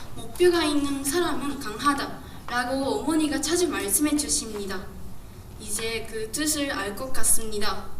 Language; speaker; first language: Korean; non-native, learner; Japanese